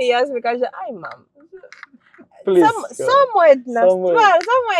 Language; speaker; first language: Macedonian; non-native, learner; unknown